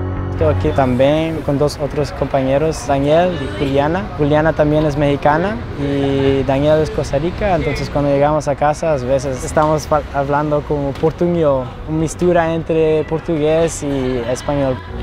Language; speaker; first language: Spanish; early bilingual, heritage; Spanish